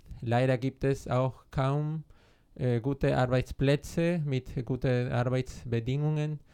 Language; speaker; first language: German; non-native, fluent; Spanish